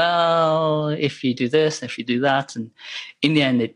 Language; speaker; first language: English; non-native, local second language; Japanese